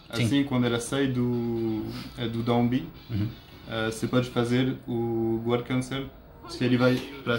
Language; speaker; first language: Portuguese; non-native, learner; French